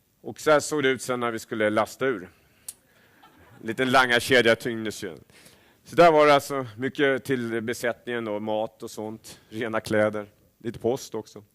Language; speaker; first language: Swedish; native; Swedish